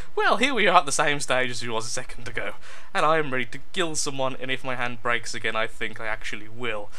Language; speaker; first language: English; native; English